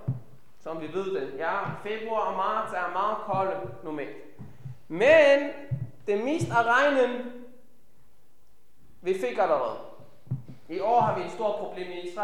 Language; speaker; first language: Danish; non-native, fluent; Hebrew